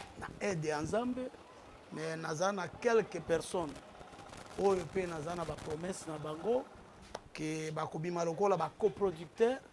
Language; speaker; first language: Lingala; native; Lingala